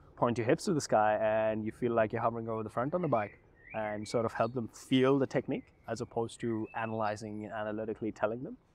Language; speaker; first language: English; non-native, local second language; Hindi